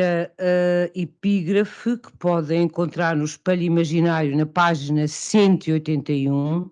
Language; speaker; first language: Portuguese; native; Portuguese